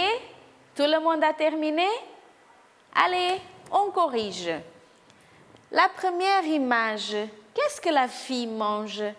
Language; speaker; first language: French; non-native, fluent; Portuguese